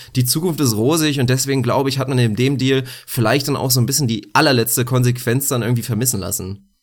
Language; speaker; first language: German; native; German